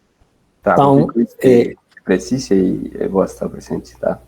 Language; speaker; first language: Portuguese; non-native, learner; Spanish